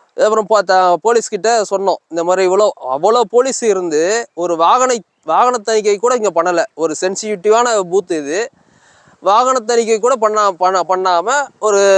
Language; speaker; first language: Tamil; native; Tamil